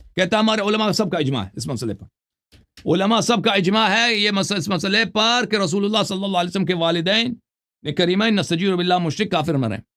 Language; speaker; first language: Urdu; non-native, fluent; Persian